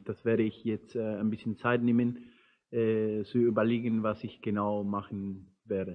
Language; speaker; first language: German; non-native, fluent; Spanish